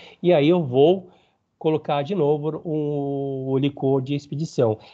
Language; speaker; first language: Portuguese; native; Portuguese